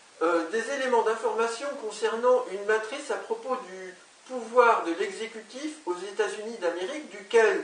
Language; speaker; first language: French; native; French